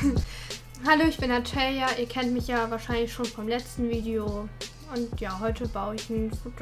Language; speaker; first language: German; early bilingual, other home language; Turkish